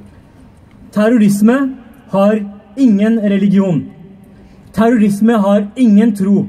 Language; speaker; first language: Norwegian; early bilingual, other home language; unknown